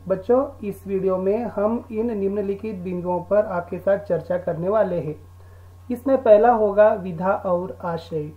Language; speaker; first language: Hindi; non-native, local second language; Kannada